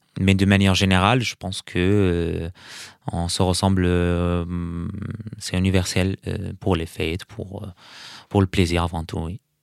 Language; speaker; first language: French; non-native, fluent; Arabic